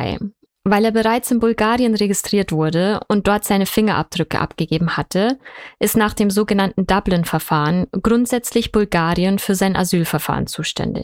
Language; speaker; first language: German; native; German